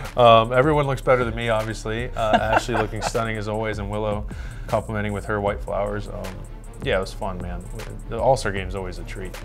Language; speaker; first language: English; native; English